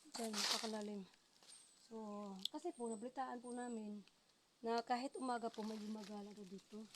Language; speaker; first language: Filipino; non-native, local second language; Cebuano